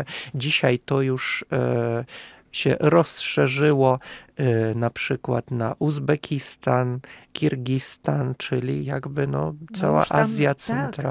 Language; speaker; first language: Polish; non-native, fluent; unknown